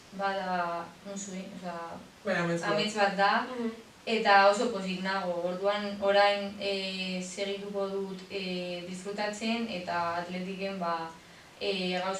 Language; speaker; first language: Basque; non-native, local second language; Spanish